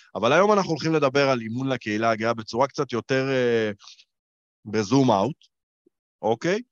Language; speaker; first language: Hebrew; native; Hebrew